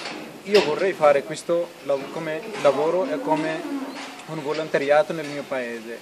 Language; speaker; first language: Italian; non-native, fluent; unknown